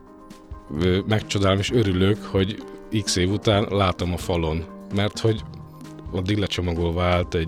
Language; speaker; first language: Hungarian; native; Hungarian